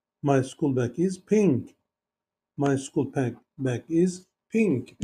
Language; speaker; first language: English; non-native, learner; Turkish